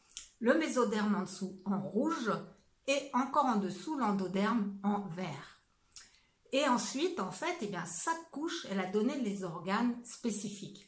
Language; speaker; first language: French; native; French